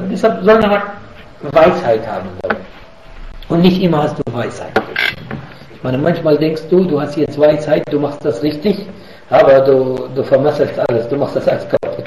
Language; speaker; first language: German; non-native, fluent; Arabic